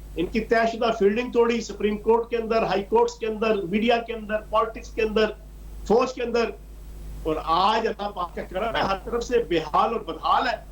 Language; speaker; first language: Urdu; non-native, local second language; Punjabi